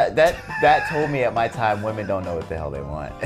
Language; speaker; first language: English; native; English